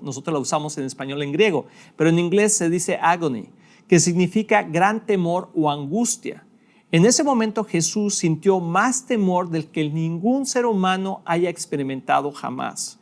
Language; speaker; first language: Spanish; native; Spanish